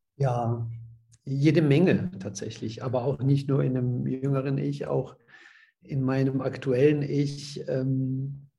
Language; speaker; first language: German; early bilingual, other home language; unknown